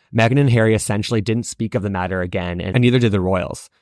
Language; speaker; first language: English; native; English